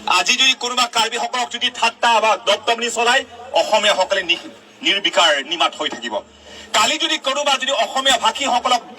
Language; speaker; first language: Assamese; non-native, local second language; Karbi